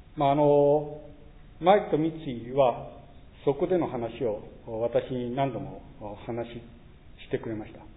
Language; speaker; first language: Japanese; native; Japanese